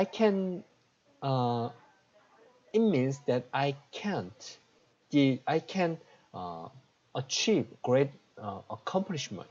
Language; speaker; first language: English; non-native, learner; Korean